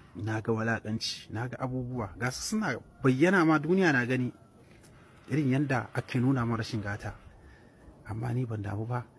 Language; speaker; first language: Hausa; native; Hausa